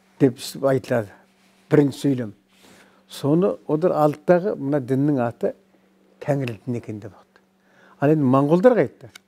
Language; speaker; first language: Kazakh; native; Kazakh